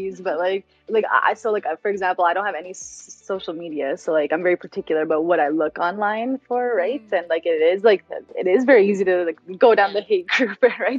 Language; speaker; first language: English; native; English